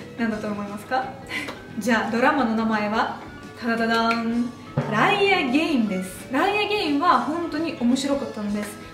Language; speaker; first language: Japanese; non-native, fluent; Russian